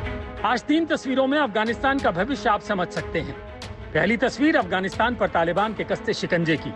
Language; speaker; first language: Hindi; native; Hindi